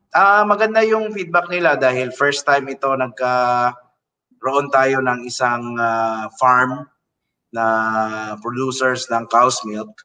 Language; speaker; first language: Filipino; non-native, local second language; Cebuano